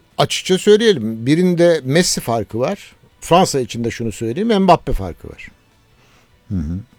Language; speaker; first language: Turkish; native; Turkish